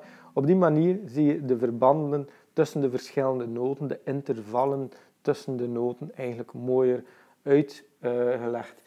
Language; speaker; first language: Dutch; native; Dutch